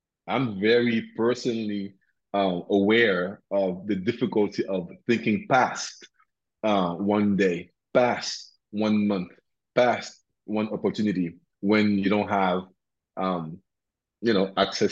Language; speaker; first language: English; non-native, local second language; French